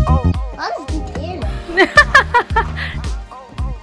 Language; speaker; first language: Dutch; early bilingual, other home language; Indonesian